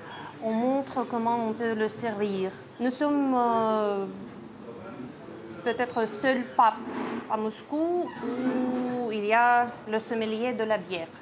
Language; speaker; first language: French; non-native, fluent; Russian